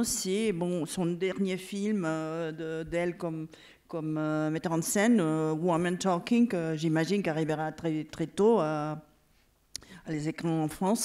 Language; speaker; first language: French; non-native, fluent; Catalan